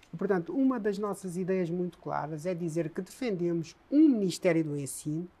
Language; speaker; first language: Portuguese; native; Portuguese